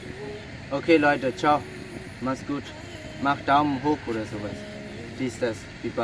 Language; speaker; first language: German; non-native, fluent; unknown